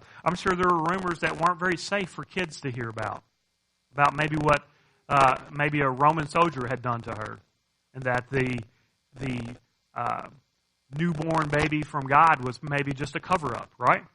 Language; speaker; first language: English; native; English